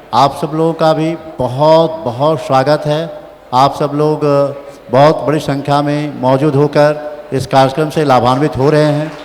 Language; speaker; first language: Hindi; native; Hindi